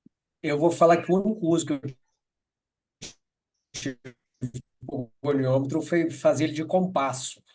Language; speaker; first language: Portuguese; native; Portuguese